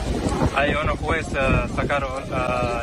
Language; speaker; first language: Spanish; non-native, learner; Arabic